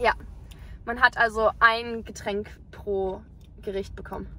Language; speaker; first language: German; non-native, learner; English